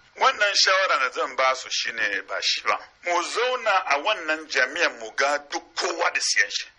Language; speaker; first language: Hausa; non-native, local second language; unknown